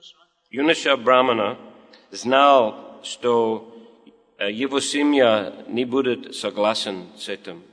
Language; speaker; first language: Russian; non-native, learner; English